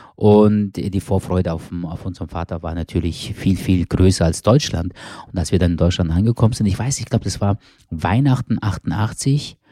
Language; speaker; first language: German; early bilingual, other home language; Turkish